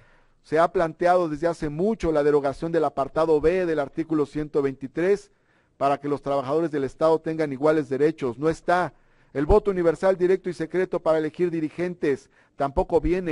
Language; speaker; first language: Spanish; native; Spanish